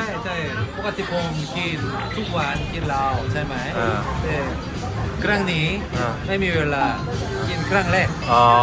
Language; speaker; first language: Thai; non-native, learner; Korean